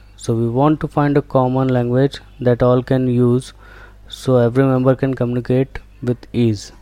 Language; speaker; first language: English; non-native, local second language; Gujarati